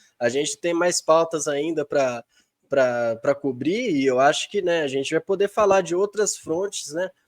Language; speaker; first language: Portuguese; native; Portuguese